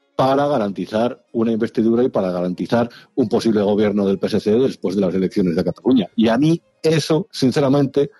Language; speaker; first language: Spanish; native; Spanish